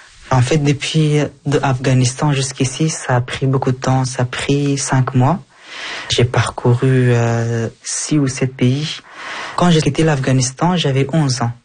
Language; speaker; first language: French; early bilingual, other home language; Persian